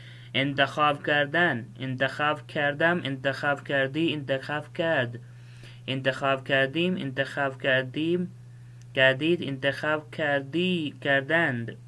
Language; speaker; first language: Persian; non-native, fluent; Urdu